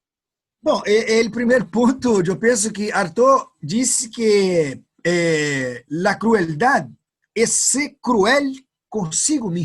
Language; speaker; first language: Spanish; non-native, fluent; Portuguese